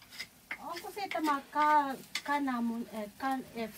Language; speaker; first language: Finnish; non-native, learner; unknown